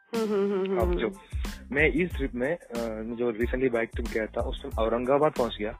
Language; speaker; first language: Hindi; non-native, local second language; Malayalam